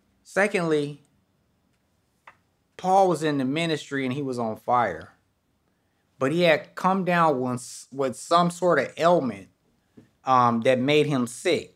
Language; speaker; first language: English; native; English